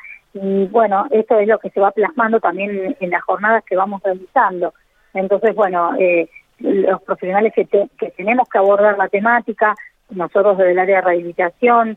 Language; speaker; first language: Spanish; native; Spanish